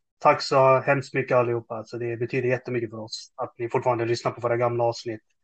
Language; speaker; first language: Swedish; early bilingual, other home language; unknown